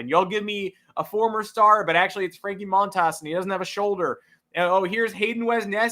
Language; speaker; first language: English; native; English